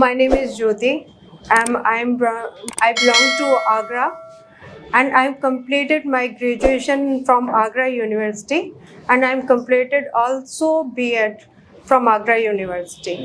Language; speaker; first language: English; non-native, learner; Hindi